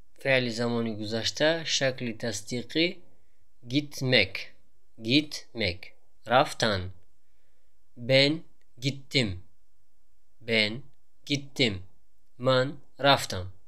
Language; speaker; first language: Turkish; non-native, fluent; Tajik